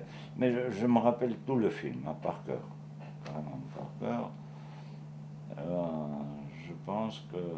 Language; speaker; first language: French; non-native, fluent; Georgian